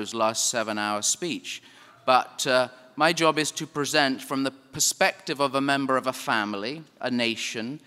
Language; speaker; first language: English; native; English